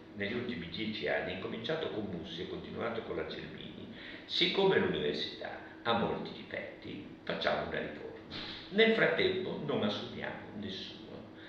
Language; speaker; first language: Italian; early bilingual, other home language; Russian